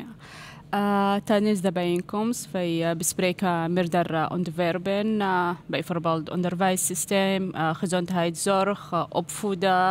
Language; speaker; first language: Dutch; non-native, learner; Arabic